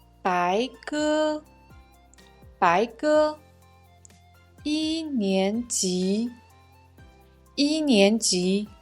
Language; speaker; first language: Chinese; native; Chinese